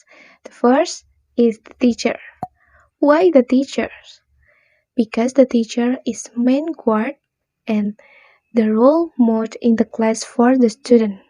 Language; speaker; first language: English; non-native, learner; Indonesian